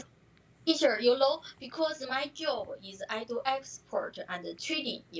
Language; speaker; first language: English; non-native, learner; Chinese